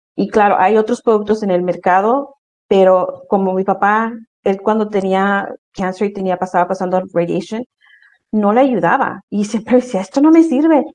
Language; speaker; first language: Spanish; early bilingual, heritage; Spanish